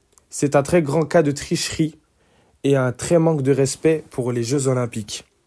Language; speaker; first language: French; native; French